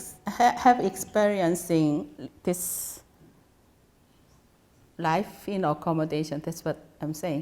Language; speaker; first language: English; non-native, fluent; Korean